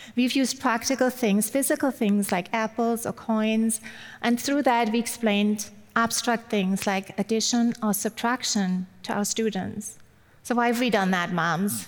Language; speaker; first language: English; non-native, fluent; German